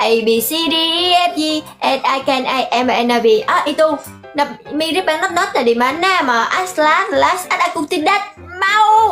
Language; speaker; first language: Indonesian; non-native, learner; Vietnamese